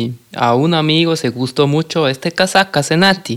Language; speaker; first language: Spanish; non-native, fluent; German